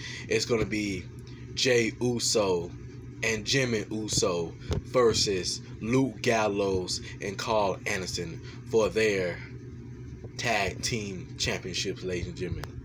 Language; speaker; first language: English; native; English